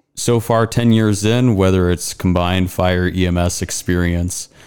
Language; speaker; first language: English; native; English